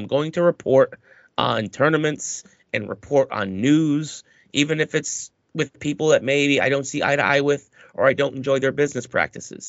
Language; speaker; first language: English; native; English